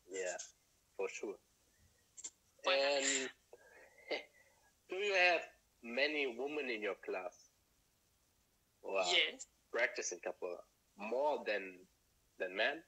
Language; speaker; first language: English; non-native, fluent; German